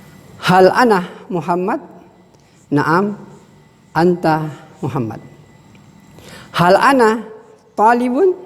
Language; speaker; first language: Arabic; non-native, fluent; Indonesian